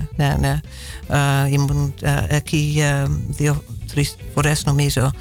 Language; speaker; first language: Greek; non-native, fluent; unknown